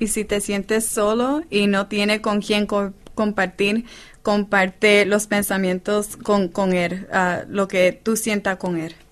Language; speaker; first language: Spanish; non-native, fluent; English